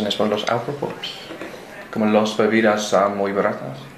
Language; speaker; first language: Spanish; non-native, learner; English